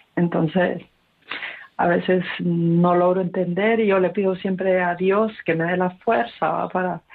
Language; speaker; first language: Spanish; native; Spanish